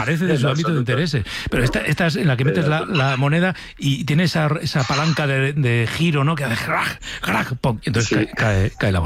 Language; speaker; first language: Spanish; native; Spanish